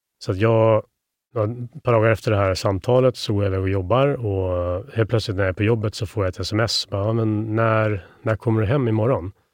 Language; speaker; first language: Swedish; native; Swedish